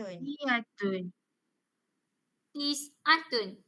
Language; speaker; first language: Arabic; non-native, learner; Malay